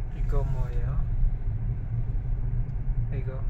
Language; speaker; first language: Korean; non-native, learner; Khmer